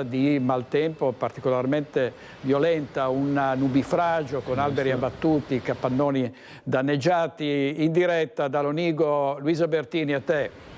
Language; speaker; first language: Italian; native; Italian